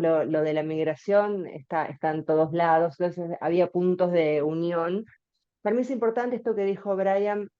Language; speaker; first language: Spanish; native; Spanish